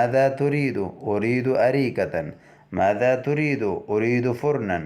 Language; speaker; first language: Arabic; non-native, fluent; Urdu